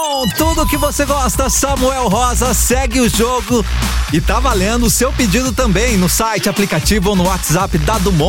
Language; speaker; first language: Portuguese; native; Portuguese